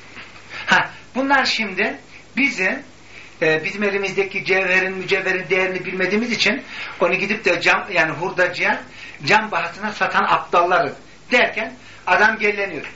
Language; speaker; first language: Turkish; native; Turkish